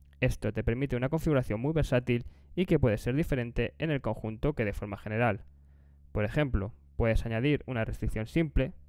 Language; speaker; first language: Spanish; native; Spanish